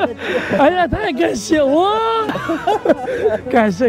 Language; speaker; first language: Chinese; non-native, fluent; Arabic